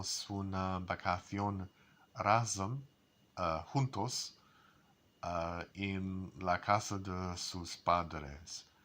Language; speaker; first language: Spanish; non-native, learner; English